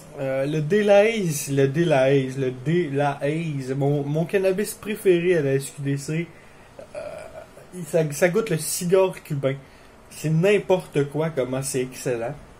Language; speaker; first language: French; native; French